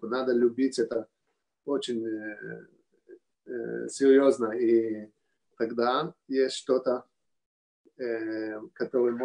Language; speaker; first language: Russian; early bilingual, heritage; Russian